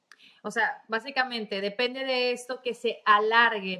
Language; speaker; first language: Spanish; native; Spanish